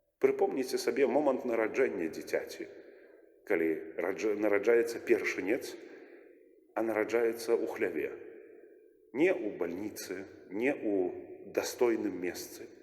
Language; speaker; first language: Belarusian; native; Belarusian